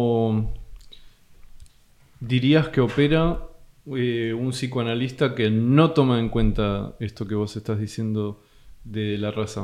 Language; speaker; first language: Spanish; native; Spanish